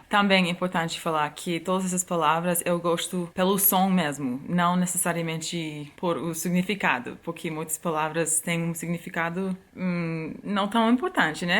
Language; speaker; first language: Portuguese; non-native, fluent; English